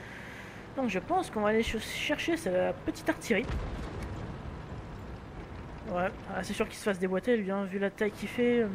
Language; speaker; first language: French; native; French